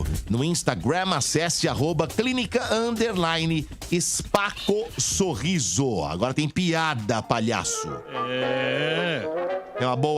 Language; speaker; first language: Portuguese; native; Portuguese